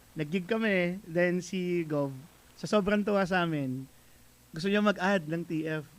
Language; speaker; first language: Filipino; native; Filipino